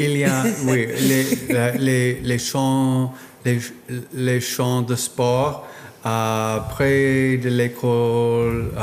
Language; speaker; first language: French; non-native, learner; English